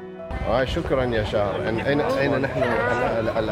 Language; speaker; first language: Arabic; non-native, fluent; English